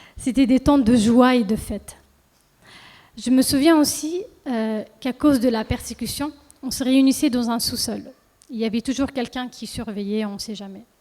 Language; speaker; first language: French; early bilingual, other home language; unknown